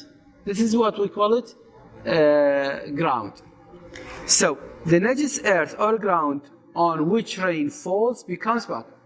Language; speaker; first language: English; non-native, fluent; Arabic